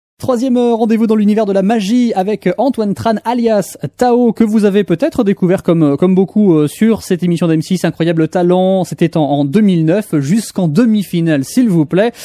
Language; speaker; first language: French; native; French